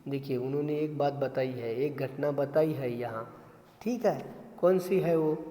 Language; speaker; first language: Hindi; non-native, local second language; Marathi